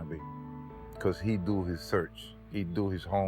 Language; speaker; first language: English; non-native, fluent; Spanish